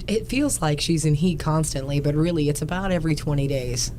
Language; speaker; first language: English; native; English